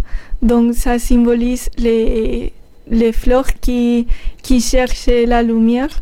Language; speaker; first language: French; non-native, learner; Spanish